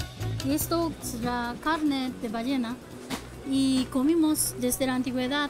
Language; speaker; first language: Spanish; non-native, learner; Japanese